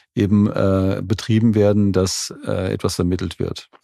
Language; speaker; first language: German; native; German